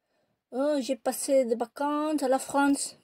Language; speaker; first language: French; non-native, learner; Catalan